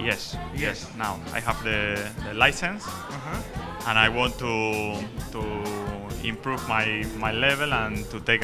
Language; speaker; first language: English; non-native, learner; Spanish